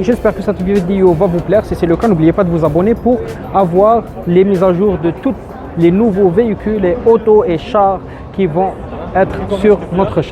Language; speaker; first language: French; native; French